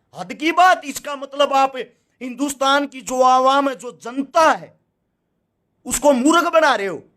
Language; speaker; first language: Hindi; native; Hindi